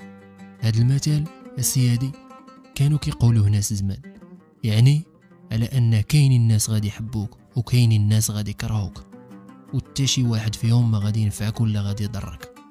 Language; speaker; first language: Arabic; native; Arabic